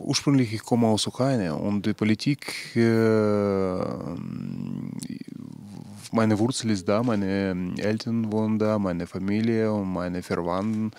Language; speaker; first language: German; non-native, fluent; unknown